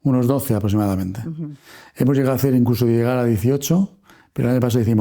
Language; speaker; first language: Spanish; native; Spanish